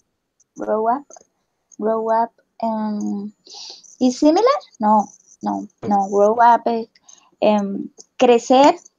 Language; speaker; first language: English; non-native, learner; Spanish